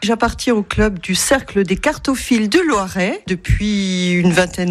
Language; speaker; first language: French; native; French